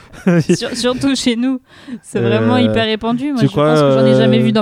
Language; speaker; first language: French; native; French